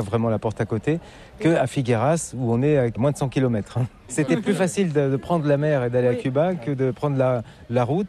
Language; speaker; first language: French; native; French